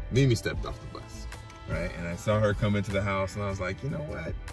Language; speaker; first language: English; native; English